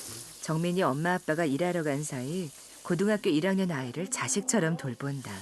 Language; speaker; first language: Korean; native; Korean